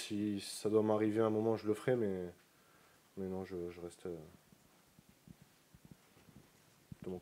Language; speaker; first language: French; native; French